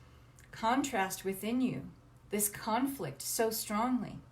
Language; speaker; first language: English; native; English